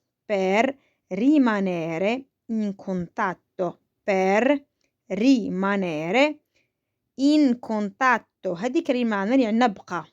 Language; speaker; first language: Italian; non-native, fluent; Arabic